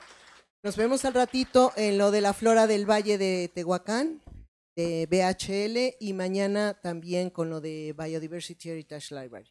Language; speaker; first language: Spanish; native; Spanish